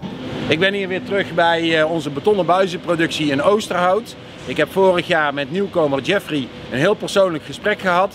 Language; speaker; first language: Dutch; native; Dutch